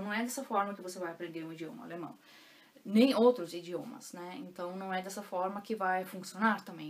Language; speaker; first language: Portuguese; non-native, local second language; German